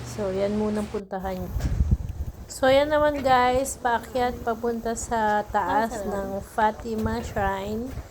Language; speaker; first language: Filipino; native; Filipino